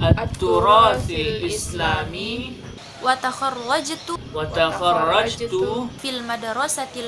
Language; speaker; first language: Arabic; non-native, fluent; Indonesian